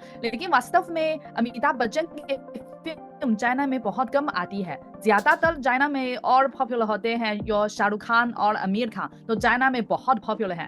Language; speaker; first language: Hindi; non-native, fluent; Chinese